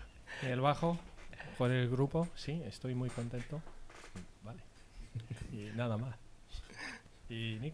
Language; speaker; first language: Spanish; non-native, learner; English